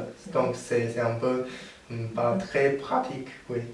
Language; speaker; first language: French; non-native, learner; Chinese